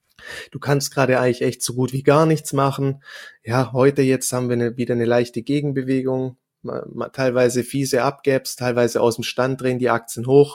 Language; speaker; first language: German; native; German